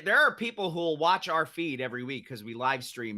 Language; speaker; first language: English; native; English